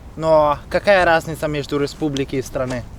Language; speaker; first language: Russian; non-native, fluent; Italian